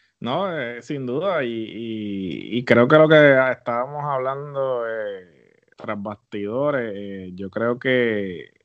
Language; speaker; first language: Spanish; native; Spanish